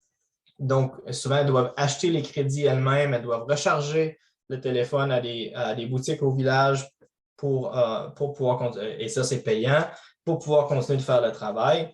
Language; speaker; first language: French; native; French